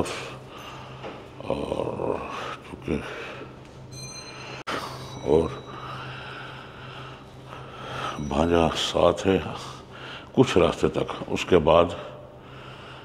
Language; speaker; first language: Urdu; non-native, local second language; Punjabi